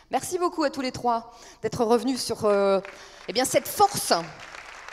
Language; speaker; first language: French; native; French